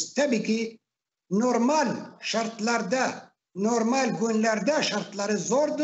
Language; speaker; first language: Turkish; non-native, fluent; Arabic